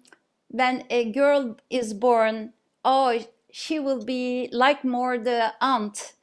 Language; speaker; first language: English; non-native, fluent; Turkish